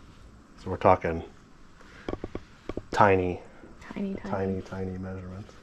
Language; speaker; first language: English; native; English